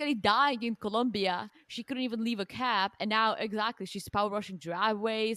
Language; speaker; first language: English; non-native, fluent; Czech